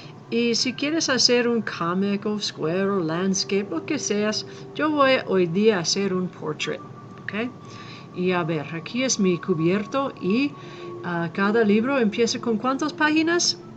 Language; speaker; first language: Spanish; non-native, fluent; English